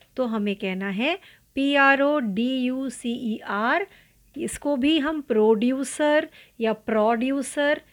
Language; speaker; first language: Hindi; non-native, local second language; Marathi